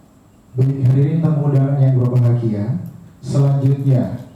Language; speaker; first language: Indonesian; native; Indonesian